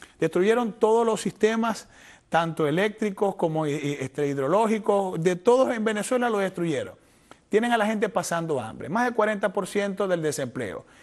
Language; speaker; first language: Spanish; native; Spanish